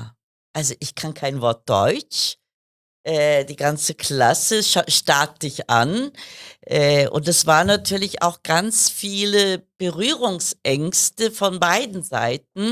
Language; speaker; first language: German; early bilingual, other home language; Kurdish